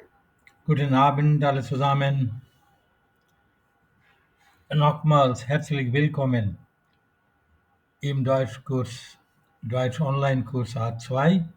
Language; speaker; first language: German; non-native, fluent; Bangla